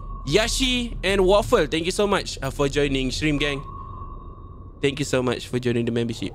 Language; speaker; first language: English; non-native, local second language; Malay